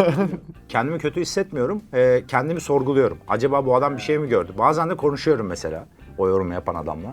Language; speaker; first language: Turkish; native; Turkish